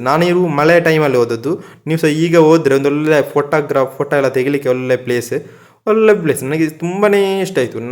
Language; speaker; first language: Kannada; non-native, local second language; Tulu